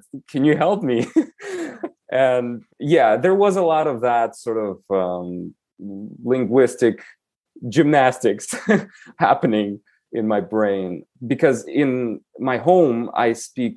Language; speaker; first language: English; non-native, fluent; Romanian